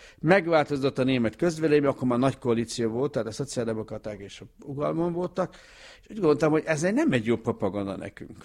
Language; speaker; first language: Hungarian; early bilingual, heritage; Hungarian